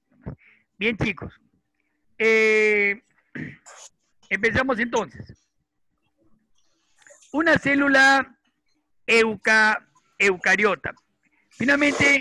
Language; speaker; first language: Spanish; native; Spanish